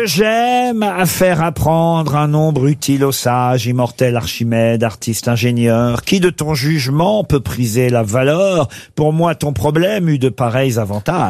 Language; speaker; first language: French; native; French